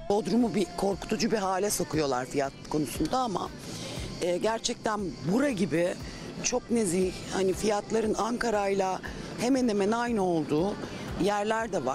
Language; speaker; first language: Turkish; native; Turkish